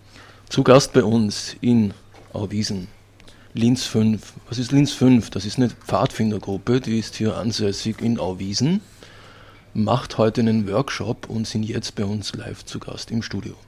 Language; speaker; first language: German; native; German